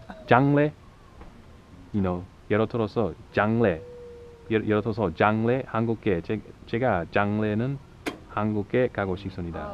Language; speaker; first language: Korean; non-native, learner; English